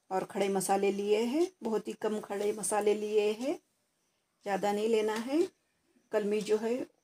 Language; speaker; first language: Hindi; non-native, local second language; Marathi